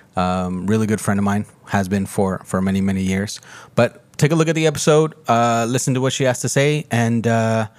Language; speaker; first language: English; early bilingual, other home language; Spanish